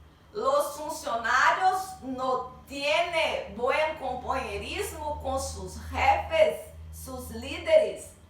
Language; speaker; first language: Spanish; non-native, learner; Portuguese